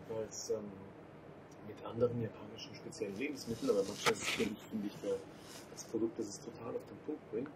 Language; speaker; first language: German; native; German